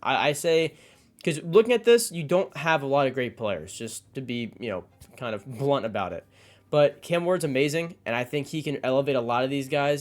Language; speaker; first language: English; native; English